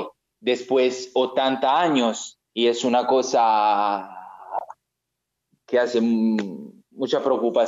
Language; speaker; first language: Spanish; non-native, learner; Italian